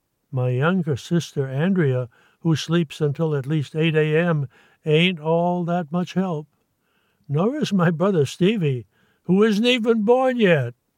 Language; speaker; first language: English; native; English